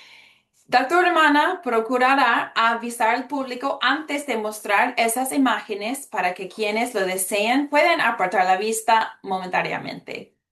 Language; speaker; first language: Spanish; early bilingual, heritage; Spanish